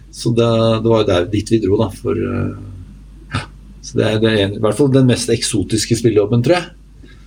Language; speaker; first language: Norwegian; native; Norwegian